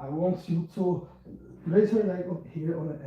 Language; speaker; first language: English; non-native, fluent; Portuguese